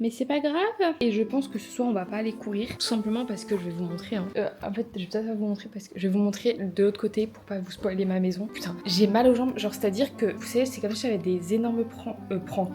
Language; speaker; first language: French; native; French